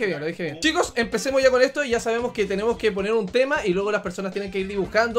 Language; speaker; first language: Spanish; native; Spanish